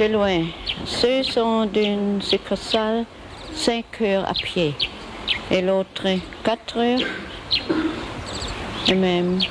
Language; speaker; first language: French; non-native, learner; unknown